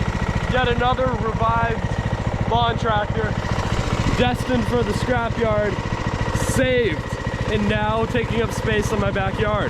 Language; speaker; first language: English; native; English